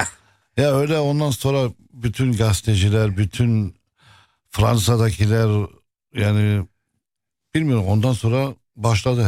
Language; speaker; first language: Turkish; non-native, fluent; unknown